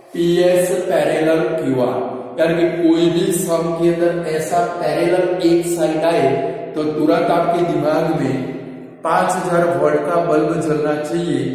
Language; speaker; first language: Hindi; non-native, local second language; Gujarati